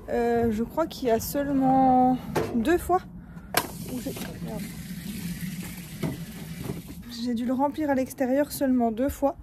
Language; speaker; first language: French; native; French